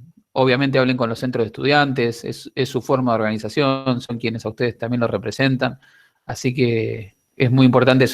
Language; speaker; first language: Spanish; native; Spanish